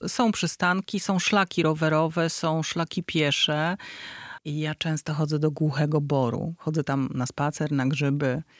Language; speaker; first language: Polish; native; Polish